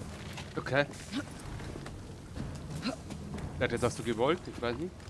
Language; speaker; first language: German; native; German